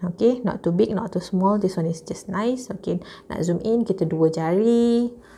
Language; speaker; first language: English; non-native, local second language; Malay